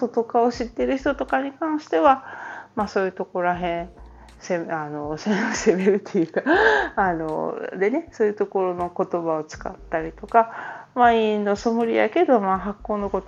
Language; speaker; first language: Japanese; native; Japanese